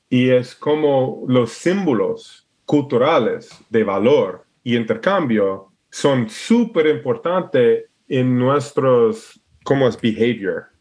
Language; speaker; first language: Spanish; non-native, fluent; English